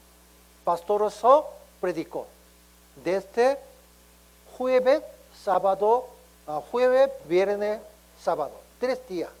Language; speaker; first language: Spanish; non-native, learner; Korean